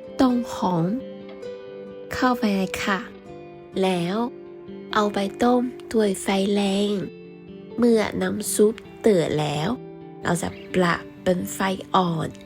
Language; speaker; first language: Thai; non-native, fluent; Chinese